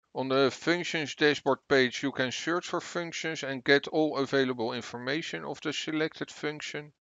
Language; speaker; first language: English; non-native, fluent; Dutch